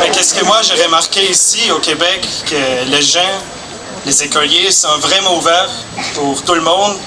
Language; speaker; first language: French; non-native, fluent; German